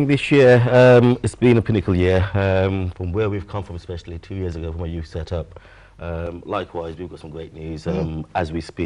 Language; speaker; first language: English; native; English